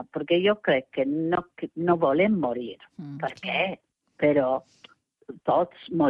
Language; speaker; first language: Catalan; non-native, fluent; English